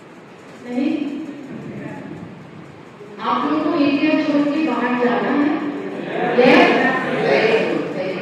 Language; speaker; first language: Hindi; non-native, local second language; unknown